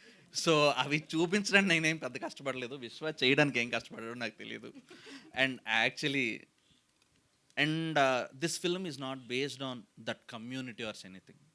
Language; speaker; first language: Telugu; native; Telugu